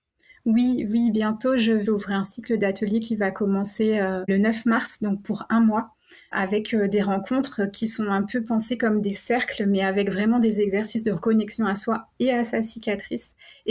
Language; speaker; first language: French; native; French